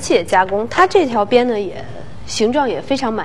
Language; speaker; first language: Chinese; native; Chinese